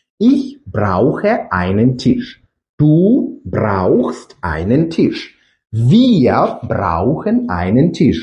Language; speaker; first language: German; non-native, fluent; Ukrainian